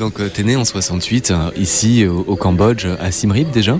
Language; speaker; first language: French; native; French